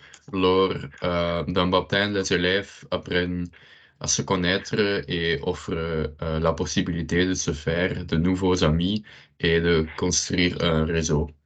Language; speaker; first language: French; non-native, learner; Dutch